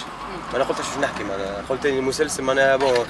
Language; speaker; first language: Arabic; native; Arabic